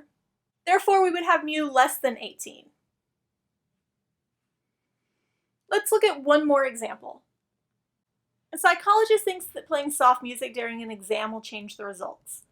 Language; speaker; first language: English; native; English